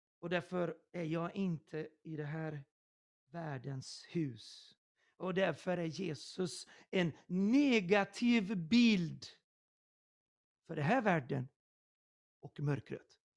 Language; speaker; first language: Swedish; non-native, fluent; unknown